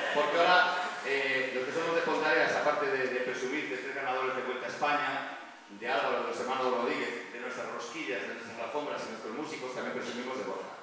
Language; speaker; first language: Spanish; native; Spanish